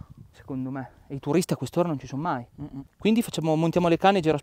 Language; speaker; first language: Italian; native; Italian